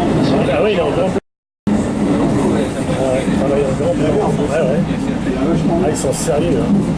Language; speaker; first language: French; native; French